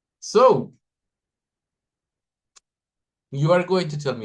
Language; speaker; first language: English; non-native, fluent; Spanish